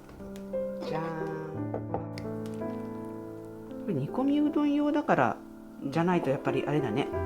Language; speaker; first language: Japanese; native; Japanese